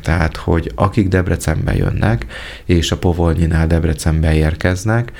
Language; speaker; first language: Hungarian; native; Hungarian